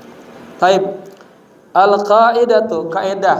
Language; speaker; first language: Arabic; non-native, fluent; Indonesian